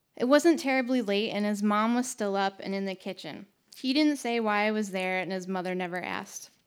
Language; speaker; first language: English; native; English